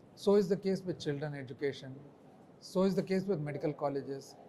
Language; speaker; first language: English; non-native, local second language; Telugu